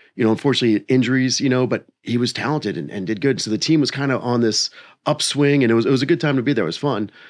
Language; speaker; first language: English; native; English